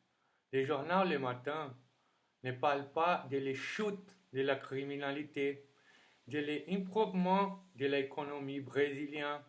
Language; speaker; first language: French; non-native, fluent; Portuguese